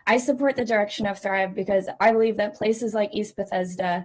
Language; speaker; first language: English; native; English